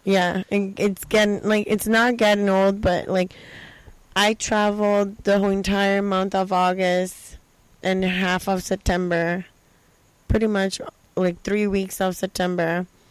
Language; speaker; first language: English; non-native, fluent; Portuguese